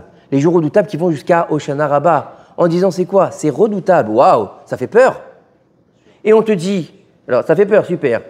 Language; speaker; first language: French; native; French